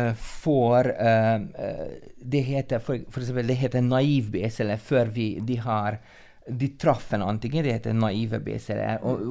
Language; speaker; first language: Norwegian; non-native, fluent; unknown